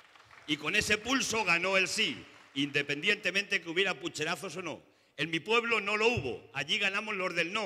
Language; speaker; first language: Spanish; native; Spanish